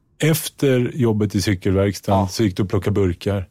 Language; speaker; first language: Swedish; native; Swedish